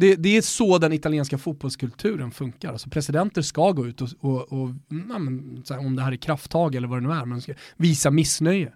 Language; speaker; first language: Swedish; native; Swedish